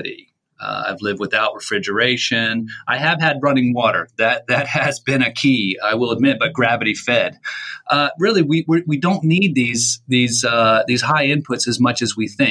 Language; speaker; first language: English; native; English